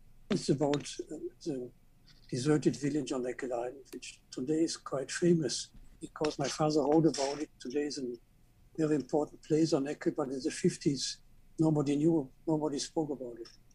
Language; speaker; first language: English; non-native, fluent; German